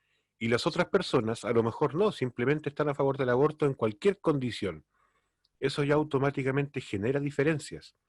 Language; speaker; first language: Spanish; native; Spanish